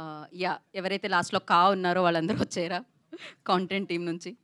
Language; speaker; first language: Telugu; native; Telugu